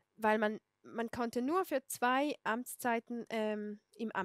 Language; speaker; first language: German; non-native, fluent; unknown